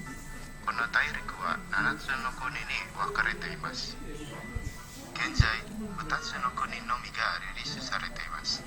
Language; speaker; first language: Japanese; non-native, learner; Indonesian